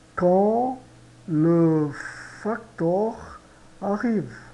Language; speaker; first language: French; non-native, learner; Portuguese